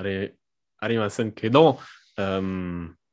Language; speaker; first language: Japanese; non-native, learner; German